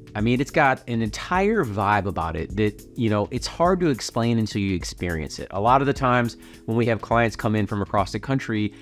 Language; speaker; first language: English; native; English